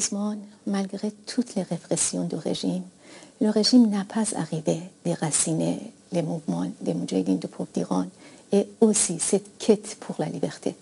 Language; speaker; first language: French; non-native, fluent; Persian